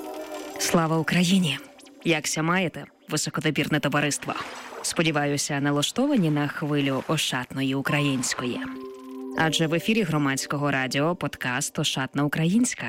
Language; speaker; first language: Ukrainian; native; Ukrainian